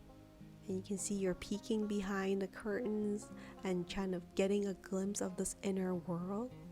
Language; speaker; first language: English; native; English